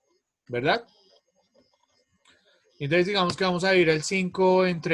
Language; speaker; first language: Spanish; native; Spanish